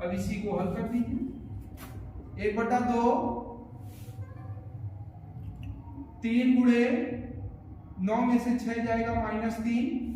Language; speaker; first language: Hindi; native; Hindi